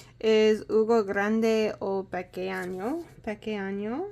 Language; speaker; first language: Spanish; non-native, learner; English